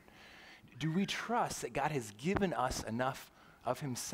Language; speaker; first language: English; native; English